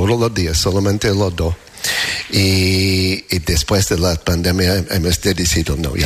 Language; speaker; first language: Spanish; non-native, fluent; English